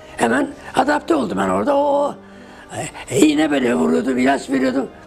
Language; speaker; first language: Turkish; native; Turkish